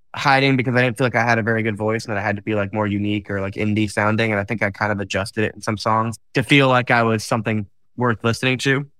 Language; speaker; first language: English; native; English